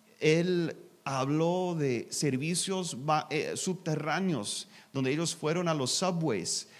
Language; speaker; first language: Spanish; non-native, learner; English